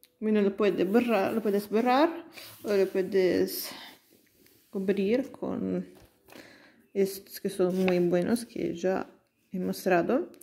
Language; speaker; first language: Spanish; non-native, learner; Italian